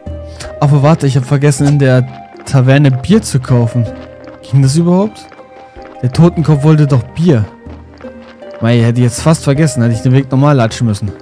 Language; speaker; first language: German; native; German